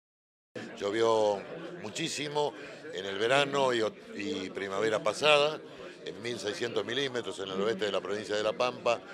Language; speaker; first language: Spanish; native; Spanish